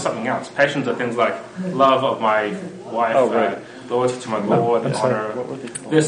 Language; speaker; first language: English; native; English